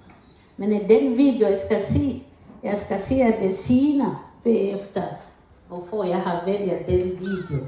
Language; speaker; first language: Danish; non-native, learner; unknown